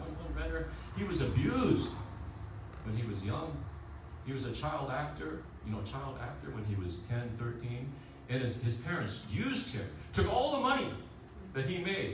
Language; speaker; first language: English; native; English